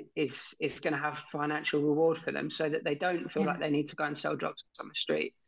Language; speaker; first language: English; native; English